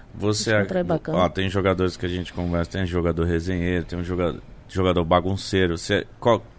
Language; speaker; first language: Portuguese; native; Portuguese